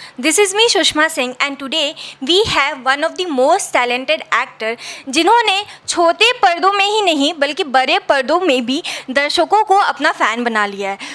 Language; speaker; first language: Hindi; native; Hindi